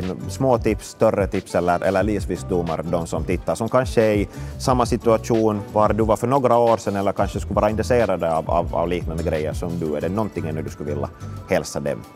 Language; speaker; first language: Swedish; native; Swedish